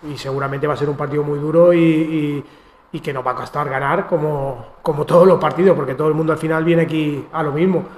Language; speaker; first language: Spanish; non-native, local second language; Catalan